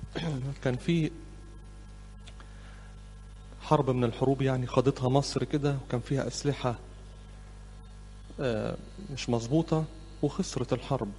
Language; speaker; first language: Arabic; native; Arabic